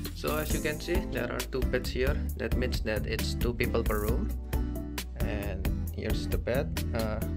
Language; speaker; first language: English; non-native, fluent; Indonesian